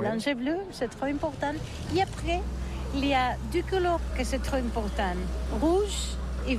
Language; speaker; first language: French; non-native, learner; Catalan